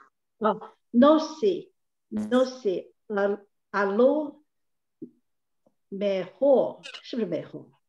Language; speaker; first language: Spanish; non-native, learner; Chinese